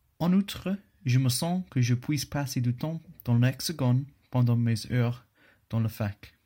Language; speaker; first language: French; non-native, learner; English